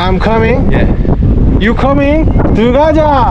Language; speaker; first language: English; non-native, learner; Korean